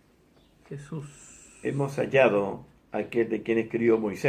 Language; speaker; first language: Spanish; native; Spanish